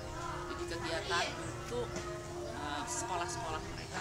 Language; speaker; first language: Indonesian; native; Indonesian